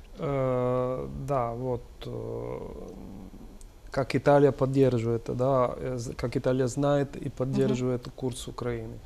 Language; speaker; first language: Russian; non-native, fluent; Italian